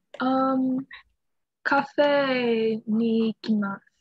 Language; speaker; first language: Japanese; non-native, learner; English